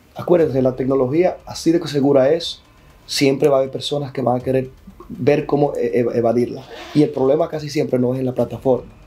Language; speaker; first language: Spanish; native; Spanish